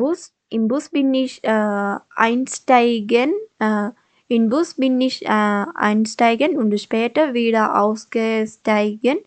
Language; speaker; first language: German; non-native, learner; Malayalam